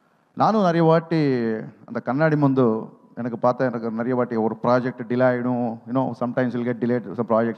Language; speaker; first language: Tamil; non-native, learner; Telugu